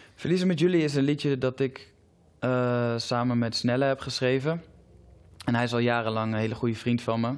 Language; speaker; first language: Dutch; native; Dutch